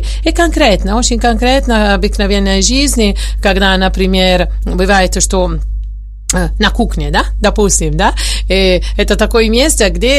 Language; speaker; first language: Russian; non-native, fluent; Italian